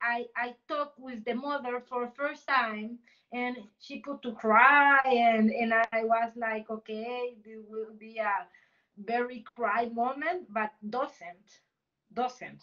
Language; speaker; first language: English; non-native, learner; Spanish